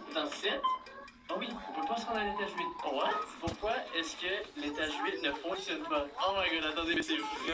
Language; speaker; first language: French; native; French